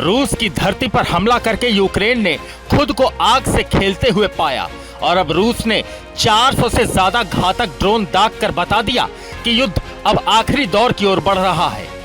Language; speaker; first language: Hindi; native; Hindi